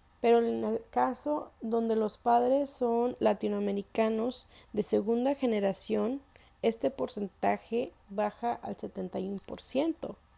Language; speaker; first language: Spanish; early bilingual, heritage; Spanish